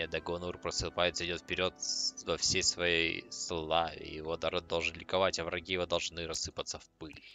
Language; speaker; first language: Russian; native; Russian